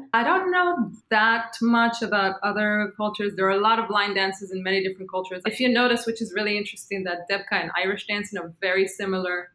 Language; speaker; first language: English; non-native, fluent; Hebrew